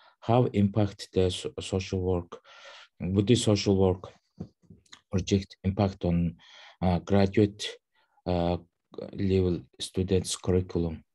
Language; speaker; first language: English; non-native, learner; Mongolian